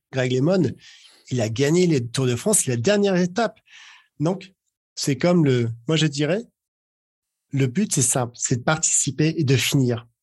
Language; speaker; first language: French; native; French